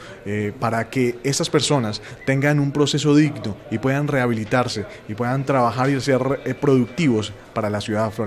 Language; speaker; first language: Spanish; native; Spanish